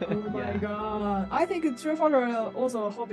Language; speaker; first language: English; non-native, learner; Japanese